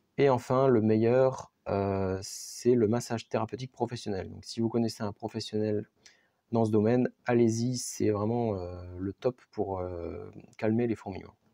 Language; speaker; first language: French; native; French